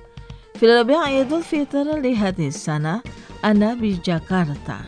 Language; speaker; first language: Arabic; non-native, fluent; Indonesian